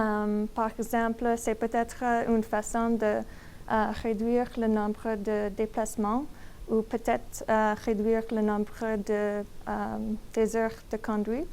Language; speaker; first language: French; non-native, learner; English